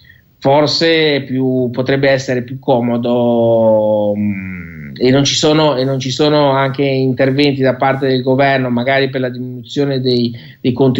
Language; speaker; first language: Italian; native; Italian